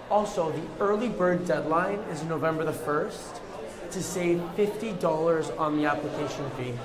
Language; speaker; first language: English; native; English